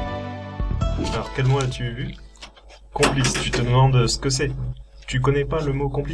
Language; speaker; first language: French; native; French